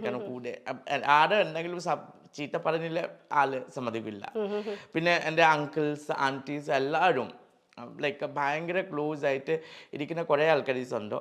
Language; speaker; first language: Malayalam; non-native, learner; Assamese